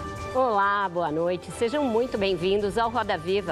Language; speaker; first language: Portuguese; native; Portuguese